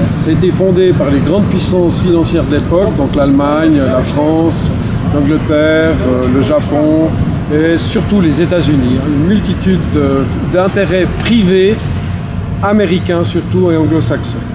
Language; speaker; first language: French; native; French